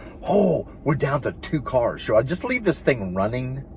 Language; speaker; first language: English; native; English